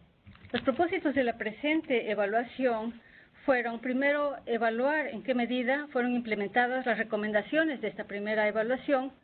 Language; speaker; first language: Spanish; native; Spanish